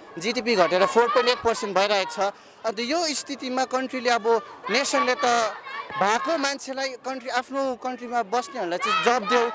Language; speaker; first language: Nepali; native; Nepali